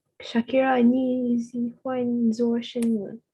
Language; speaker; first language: Chinese; non-native, learner; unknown